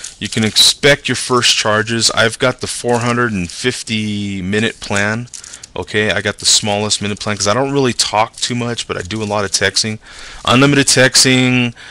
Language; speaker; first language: English; native; English